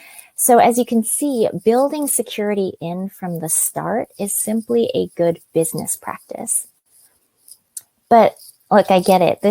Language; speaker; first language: English; native; English